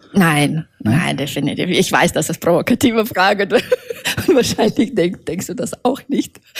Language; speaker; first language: German; non-native, fluent; Russian